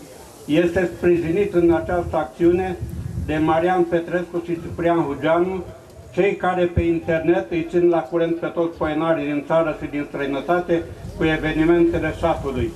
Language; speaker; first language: Romanian; native; Romanian